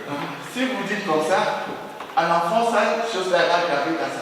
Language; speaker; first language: French; non-native, learner; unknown